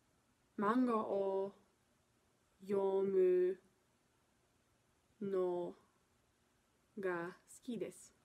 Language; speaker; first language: Japanese; non-native, learner; English